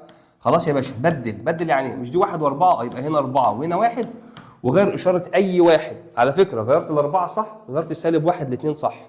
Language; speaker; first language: Arabic; native; Arabic